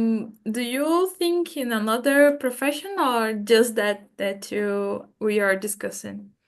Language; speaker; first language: English; non-native, fluent; Portuguese